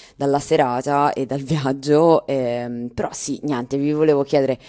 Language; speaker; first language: Italian; native; Italian